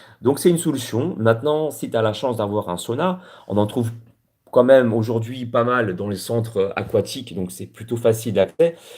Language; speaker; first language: French; native; French